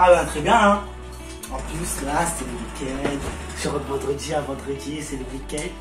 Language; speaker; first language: French; native; French